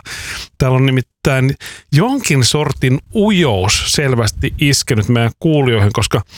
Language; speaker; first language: Finnish; native; Finnish